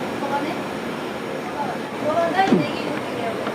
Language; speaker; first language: Japanese; native; Japanese